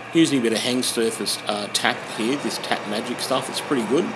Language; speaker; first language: English; native; English